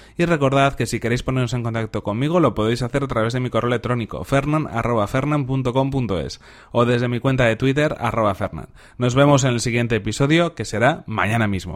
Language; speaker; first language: Spanish; native; Spanish